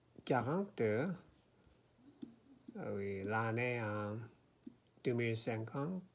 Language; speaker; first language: French; non-native, learner; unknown